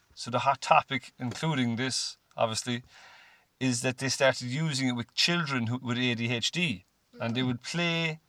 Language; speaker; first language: English; native; English